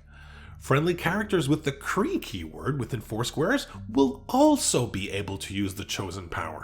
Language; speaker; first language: English; native; English